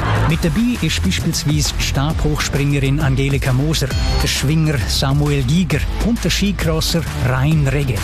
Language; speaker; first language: German; native; German